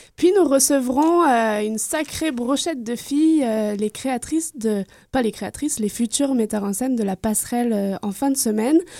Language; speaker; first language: French; native; French